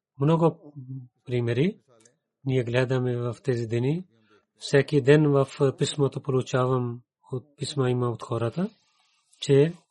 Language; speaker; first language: Bulgarian; non-native, learner; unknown